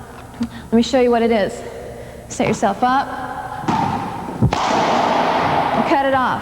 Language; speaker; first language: English; native; English